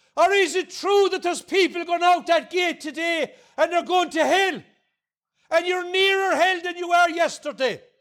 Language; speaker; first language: English; native; English